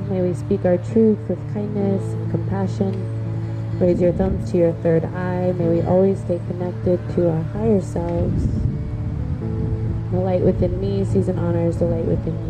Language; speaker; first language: English; native; English